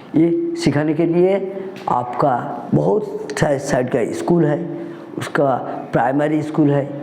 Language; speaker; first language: Hindi; non-native, local second language; Bangla